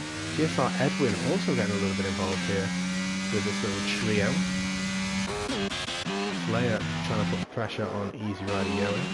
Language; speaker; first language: English; native; English